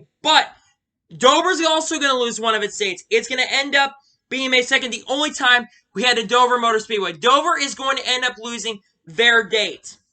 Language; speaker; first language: English; native; English